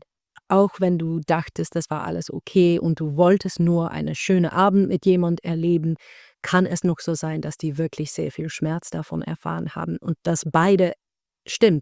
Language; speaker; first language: German; non-native, fluent; Dutch